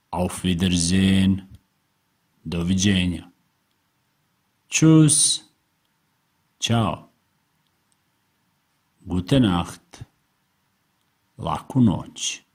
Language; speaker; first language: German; non-native, fluent; Serbian